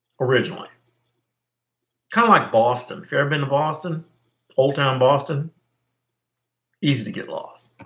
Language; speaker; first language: English; native; English